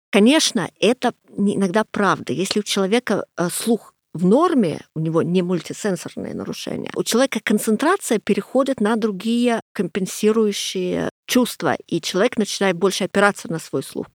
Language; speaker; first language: Russian; non-native, fluent; English